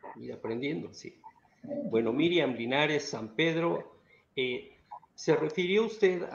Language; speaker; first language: Spanish; native; Spanish